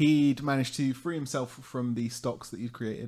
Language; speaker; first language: English; native; English